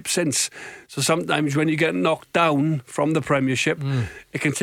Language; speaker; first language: English; native; English